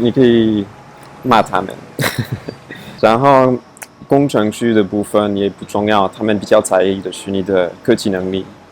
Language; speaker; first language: Chinese; non-native, fluent; French